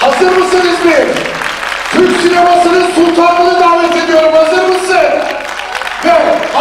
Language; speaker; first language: Turkish; native; Turkish